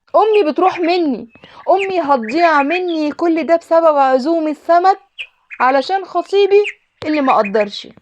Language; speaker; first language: Egyptian Arabic; native; Egyptian Arabic